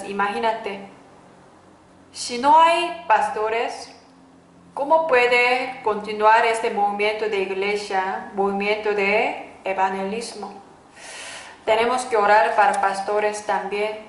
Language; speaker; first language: Spanish; non-native, fluent; Korean